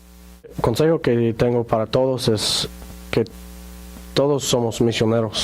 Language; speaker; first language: Spanish; non-native, fluent; English